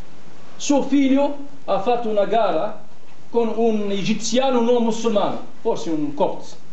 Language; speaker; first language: Italian; non-native, fluent; Arabic